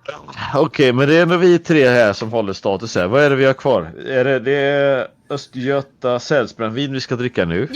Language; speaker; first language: Swedish; native; Swedish